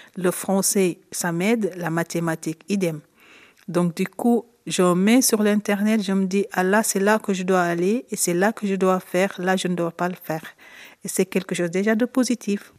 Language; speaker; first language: French; non-native, fluent; Italian